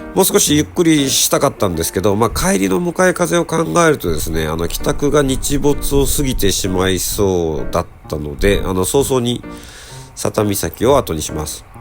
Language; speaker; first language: Japanese; native; Japanese